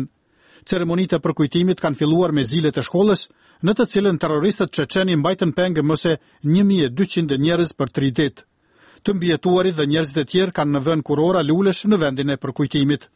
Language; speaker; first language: Albanian; native; Albanian